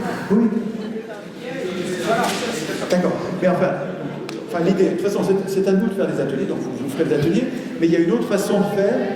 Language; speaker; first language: French; native; French